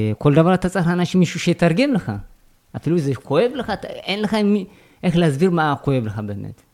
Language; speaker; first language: Hebrew; non-native, fluent; Amharic